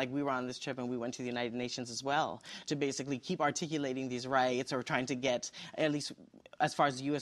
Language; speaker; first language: English; native; English